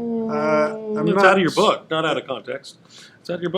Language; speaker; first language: English; native; English